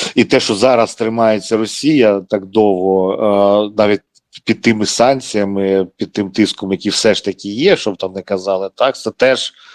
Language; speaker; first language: Ukrainian; non-native, local second language; Russian